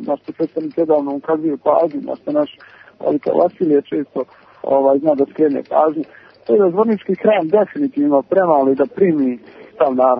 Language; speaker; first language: Serbian; native; Serbian